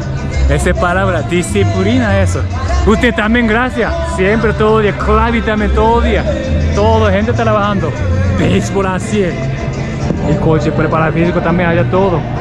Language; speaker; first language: Spanish; non-native, learner; Japanese